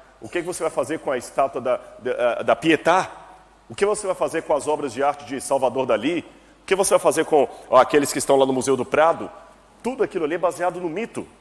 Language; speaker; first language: Portuguese; native; Portuguese